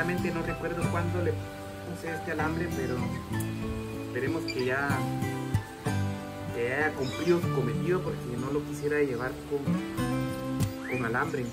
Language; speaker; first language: Spanish; native; Spanish